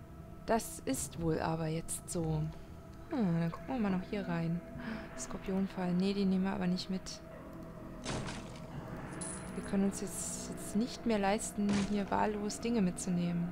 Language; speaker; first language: German; native; German